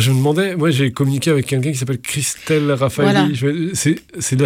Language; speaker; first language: French; native; French